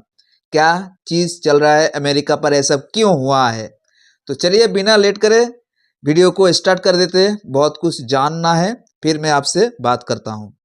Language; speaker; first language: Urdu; non-native, local second language; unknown